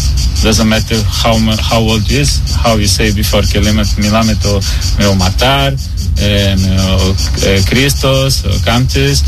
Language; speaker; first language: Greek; non-native, learner; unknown